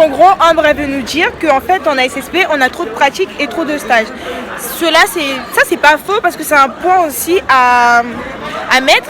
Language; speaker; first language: French; native; French